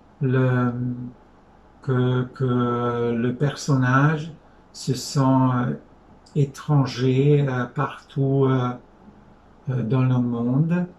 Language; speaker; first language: French; non-native, fluent; Hungarian